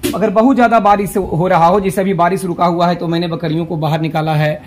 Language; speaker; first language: Hindi; native; Hindi